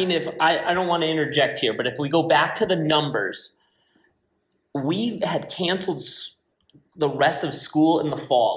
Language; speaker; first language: English; native; English